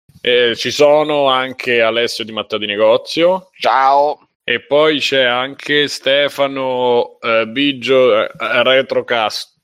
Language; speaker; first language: Italian; native; Italian